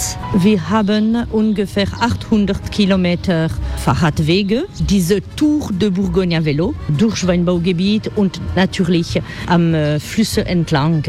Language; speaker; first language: German; non-native, fluent; French